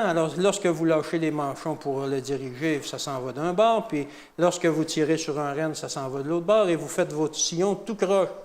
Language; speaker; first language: French; native; French